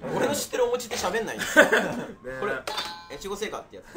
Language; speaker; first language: Japanese; native; Japanese